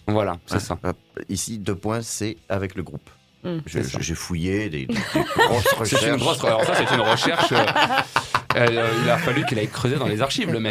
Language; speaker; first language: French; native; French